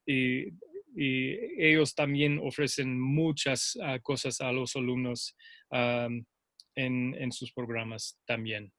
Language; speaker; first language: Spanish; non-native, fluent; English